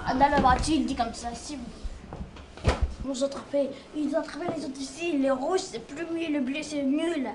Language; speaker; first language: French; non-native, learner; Arabic